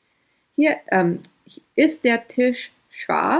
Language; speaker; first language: German; non-native, fluent; English